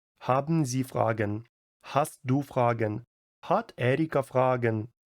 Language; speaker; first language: German; non-native, fluent; Ukrainian